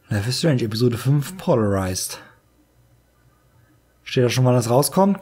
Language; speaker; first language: German; native; German